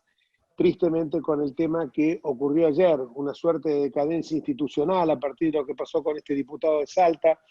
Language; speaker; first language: Spanish; native; Spanish